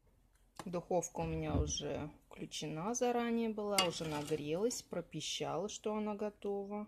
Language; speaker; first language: Russian; native; Russian